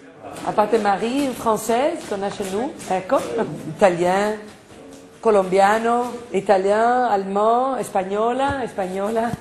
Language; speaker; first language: French; non-native, fluent; Spanish